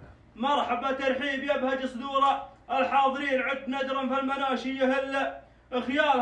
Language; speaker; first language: Arabic; native; Arabic